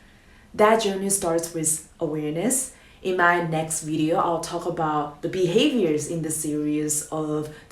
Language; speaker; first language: English; non-native, fluent; Chinese